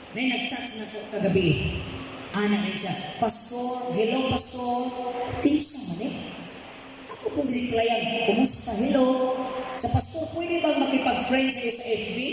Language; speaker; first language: Cebuano; native; Cebuano